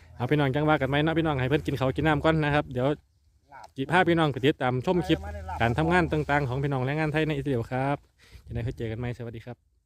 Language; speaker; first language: Thai; native; Thai